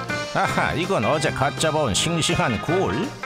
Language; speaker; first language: Korean; native; Korean